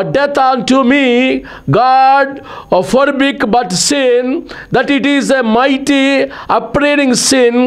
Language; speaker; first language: English; non-native, local second language; Telugu